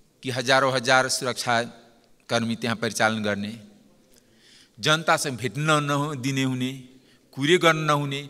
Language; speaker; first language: Nepali; non-native, local second language; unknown